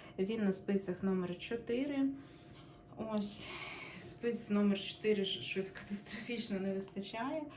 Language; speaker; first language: Ukrainian; non-native, local second language; Russian